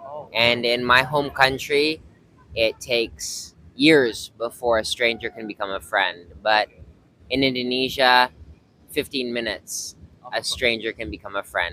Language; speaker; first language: English; early bilingual, heritage; English